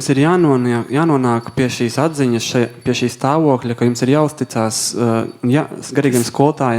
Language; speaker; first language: Latvian; native; Latvian